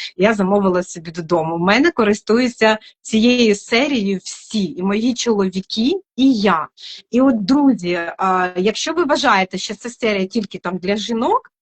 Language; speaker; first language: Ukrainian; non-native, local second language; Russian